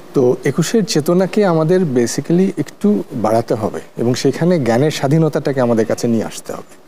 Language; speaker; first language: Bangla; native; Bangla